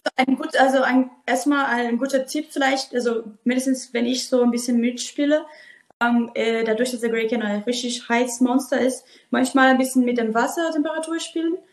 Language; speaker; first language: German; non-native, fluent; Portuguese